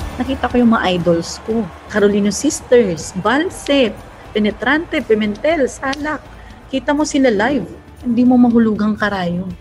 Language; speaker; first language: Filipino; non-native, local second language; Hiligaynon